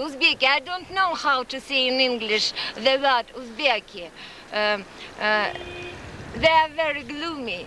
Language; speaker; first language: English; non-native, learner; Russian